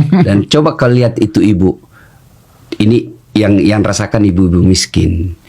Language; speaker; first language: Indonesian; non-native, local second language; Buginese